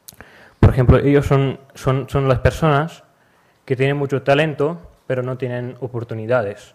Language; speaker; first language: Spanish; non-native, learner; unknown